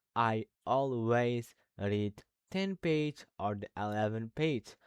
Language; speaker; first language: English; non-native, learner; Uzbek